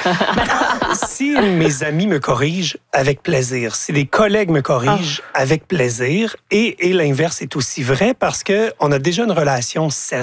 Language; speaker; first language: French; native; French